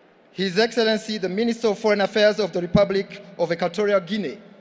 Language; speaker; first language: English; non-native, local second language; Kinyarwanda